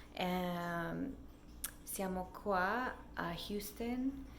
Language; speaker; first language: Italian; non-native, fluent; English